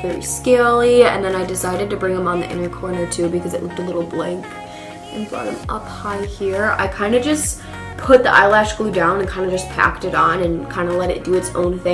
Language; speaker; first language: English; native; English